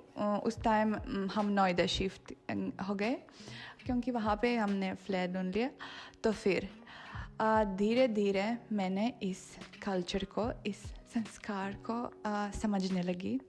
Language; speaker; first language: Hindi; non-native, fluent; Russian